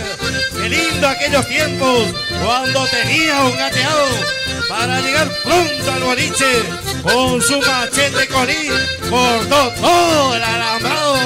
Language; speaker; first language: Spanish; native; Spanish